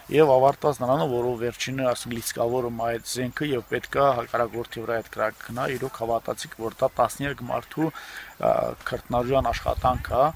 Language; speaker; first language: Armenian; native; Armenian